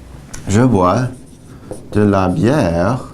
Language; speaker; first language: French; non-native, fluent; English